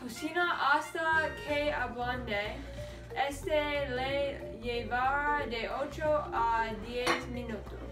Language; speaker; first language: Spanish; non-native, learner; English